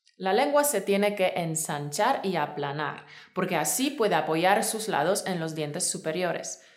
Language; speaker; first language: Spanish; native; Spanish